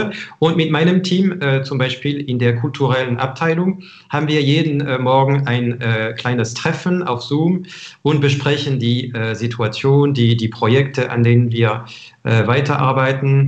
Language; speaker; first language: German; non-native, fluent; French